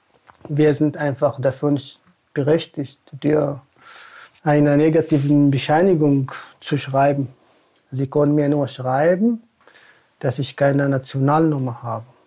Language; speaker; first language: German; non-native, fluent; Tamasheq